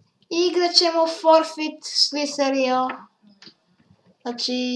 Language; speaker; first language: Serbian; early bilingual, heritage; Serbian